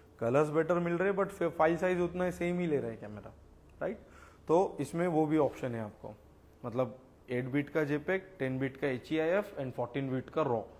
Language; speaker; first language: Hindi; non-native, local second language; Marathi